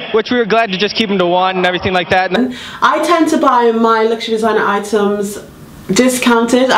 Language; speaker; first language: English; native; English